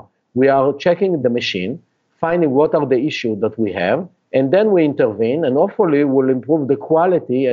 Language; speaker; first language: English; non-native, fluent; Hebrew